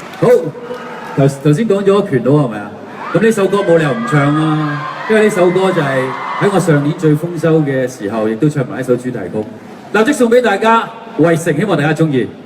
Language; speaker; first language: Cantonese; native; Cantonese